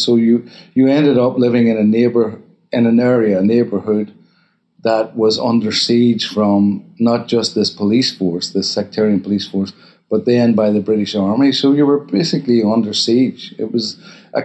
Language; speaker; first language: English; native; English